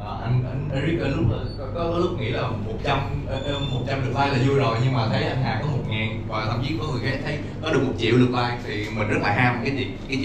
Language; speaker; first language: Vietnamese; native; Vietnamese